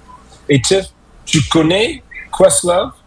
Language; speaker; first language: French; non-native, fluent; English